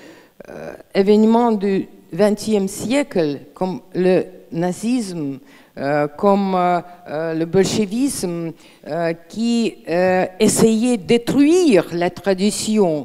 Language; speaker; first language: French; non-native, fluent; Russian